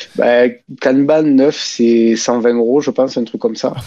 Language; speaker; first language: French; native; French